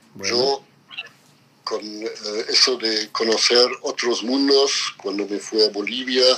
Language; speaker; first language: Spanish; non-native, fluent; German